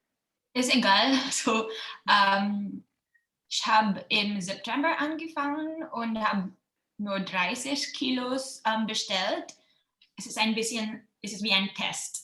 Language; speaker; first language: German; non-native, learner; Filipino